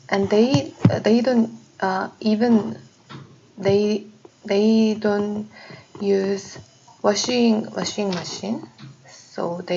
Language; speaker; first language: English; non-native, learner; Korean